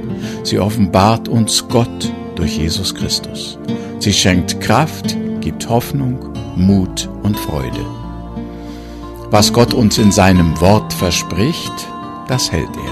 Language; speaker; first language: German; native; German